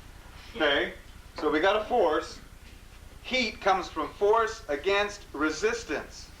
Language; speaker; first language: English; native; English